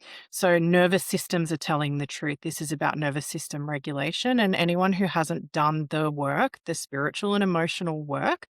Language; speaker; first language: English; native; English